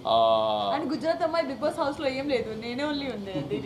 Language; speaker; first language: Telugu; non-native, local second language; Gujarati